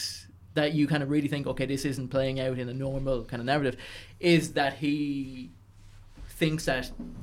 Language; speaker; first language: English; native; English